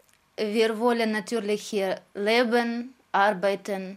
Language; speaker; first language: German; non-native, learner; Russian